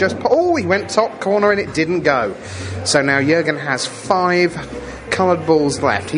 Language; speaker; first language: English; native; English